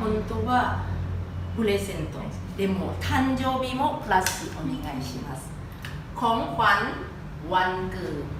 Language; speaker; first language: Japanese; non-native, fluent; Thai